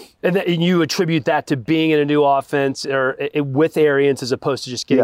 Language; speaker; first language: English; native; English